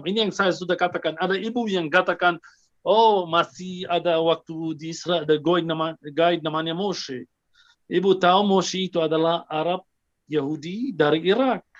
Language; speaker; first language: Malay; non-native, fluent; Arabic